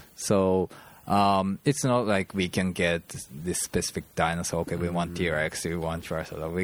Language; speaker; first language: English; non-native, fluent; Japanese